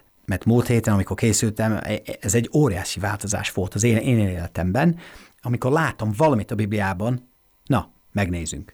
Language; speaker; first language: Hungarian; non-native, fluent; English